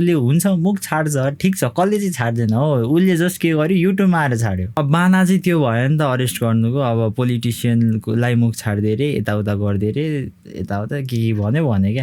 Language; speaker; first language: Nepali; native; Nepali